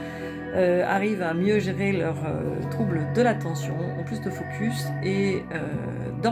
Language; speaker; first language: French; native; French